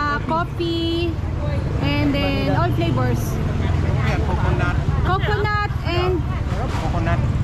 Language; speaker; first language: English; non-native, local second language; Filipino